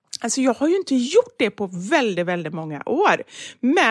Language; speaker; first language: Swedish; native; Swedish